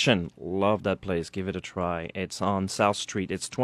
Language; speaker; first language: English; non-native, fluent; French